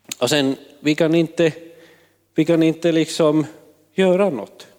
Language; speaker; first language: Swedish; non-native, fluent; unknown